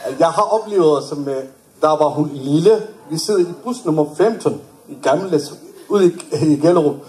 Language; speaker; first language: Danish; non-native, fluent; Somali